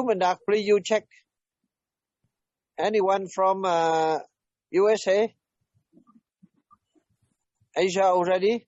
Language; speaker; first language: English; non-native, learner; Vietnamese